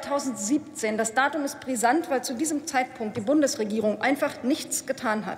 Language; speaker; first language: German; native; German